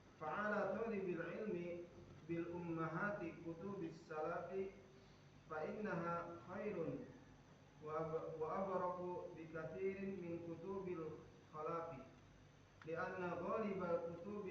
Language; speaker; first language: Arabic; non-native, learner; Indonesian